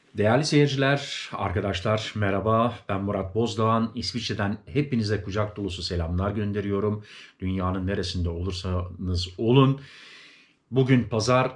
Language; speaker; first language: Turkish; early bilingual, heritage; Turkish